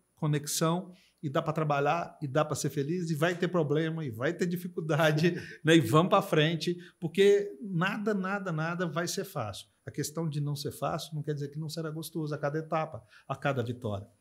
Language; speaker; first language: Portuguese; native; Portuguese